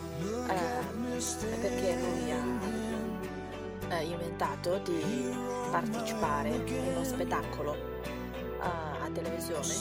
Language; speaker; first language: Italian; non-native, learner; Chinese